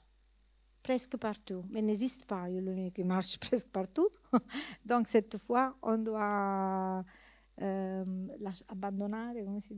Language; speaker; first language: French; non-native, learner; Italian